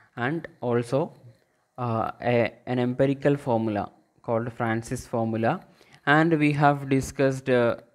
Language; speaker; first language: English; non-native, local second language; Malayalam